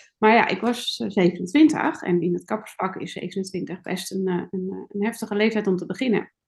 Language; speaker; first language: Dutch; native; Dutch